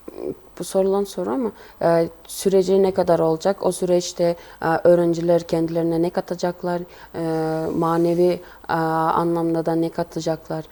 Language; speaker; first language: Turkish; non-native, local second language; Kyrgyz